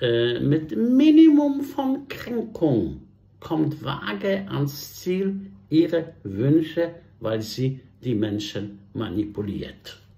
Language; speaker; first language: German; non-native, fluent; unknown